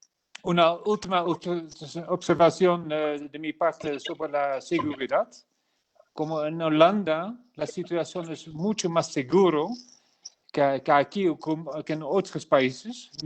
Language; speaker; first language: Spanish; non-native, learner; Dutch